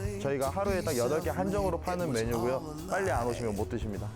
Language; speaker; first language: Korean; native; Korean